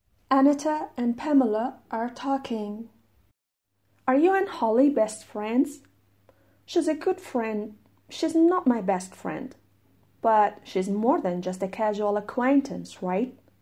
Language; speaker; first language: English; non-native, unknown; Persian